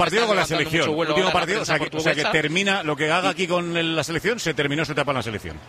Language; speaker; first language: Spanish; native; Spanish